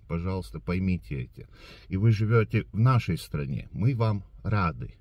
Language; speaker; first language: Russian; non-native, local second language; Latvian